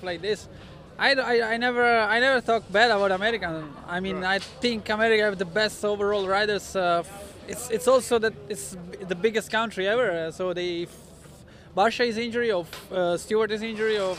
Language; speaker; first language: English; non-native, fluent; Italian